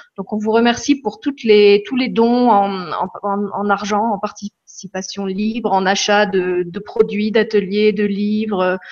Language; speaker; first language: French; native; French